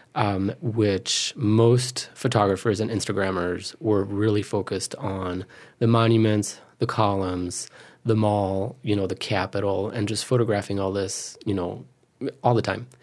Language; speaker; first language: English; non-native, fluent; French